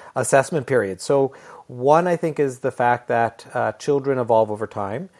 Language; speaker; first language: English; native; English